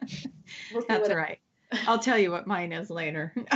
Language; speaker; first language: English; native; English